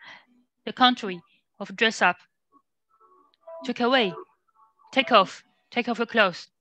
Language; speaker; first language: English; non-native, learner; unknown